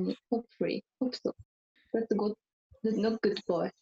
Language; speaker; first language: English; non-native, learner; Japanese